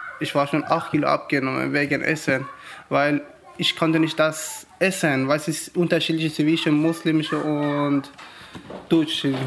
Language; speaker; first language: German; non-native, learner; Persian